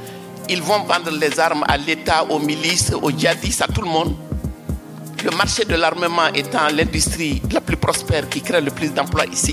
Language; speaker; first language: French; non-native, local second language; Bambara